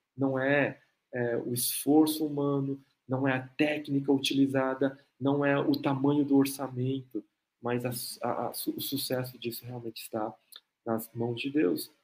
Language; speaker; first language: Portuguese; non-native, fluent; Korean